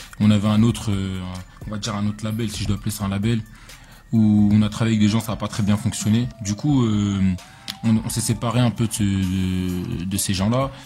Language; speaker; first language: French; native; French